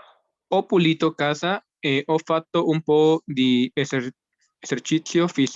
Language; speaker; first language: Italian; non-native, learner; Spanish